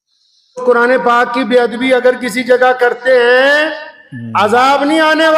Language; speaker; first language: Urdu; native; Urdu